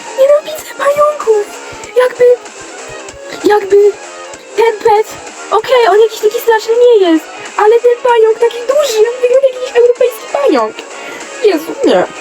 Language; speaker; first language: Polish; native; Polish